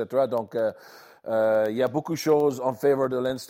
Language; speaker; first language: French; non-native, learner; English